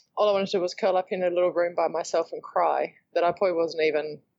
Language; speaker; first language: English; native; English